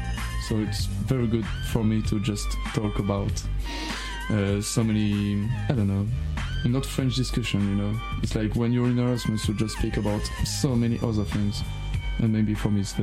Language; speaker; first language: English; non-native, learner; French